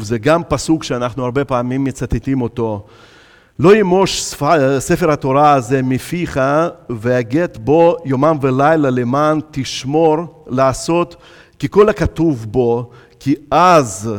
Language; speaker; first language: Hebrew; non-native, fluent; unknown